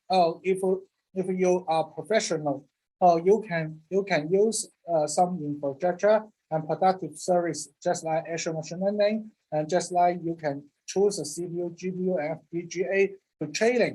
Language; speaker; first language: English; non-native, learner; Cantonese